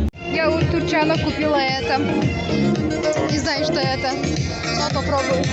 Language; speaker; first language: Russian; non-native, local second language; Kyrgyz